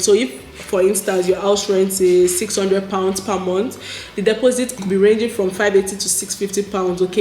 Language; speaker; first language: English; non-native, local second language; Yoruba